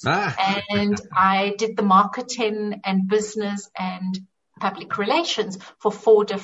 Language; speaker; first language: English; native; English